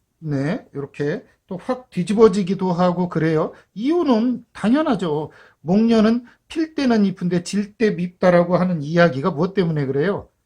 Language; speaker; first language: Korean; native; Korean